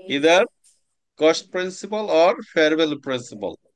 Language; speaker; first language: English; non-native, local second language; Bangla